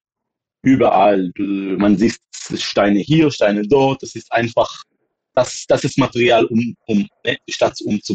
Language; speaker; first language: German; non-native, fluent; Hebrew